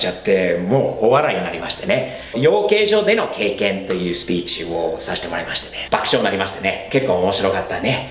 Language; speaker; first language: Japanese; non-native, fluent; English